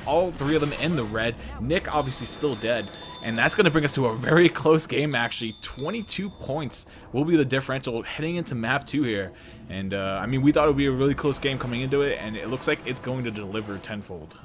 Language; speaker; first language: English; native; English